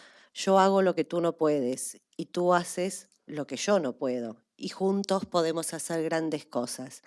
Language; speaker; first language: Spanish; native; Spanish